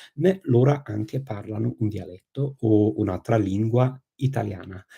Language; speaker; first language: Italian; non-native, fluent; English